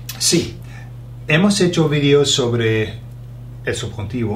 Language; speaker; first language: Spanish; non-native, learner; English